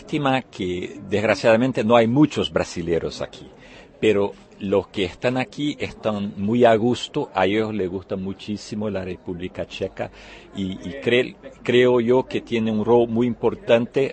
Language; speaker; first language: Spanish; non-native, fluent; Portuguese